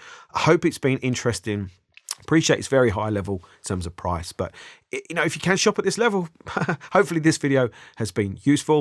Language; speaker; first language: English; native; English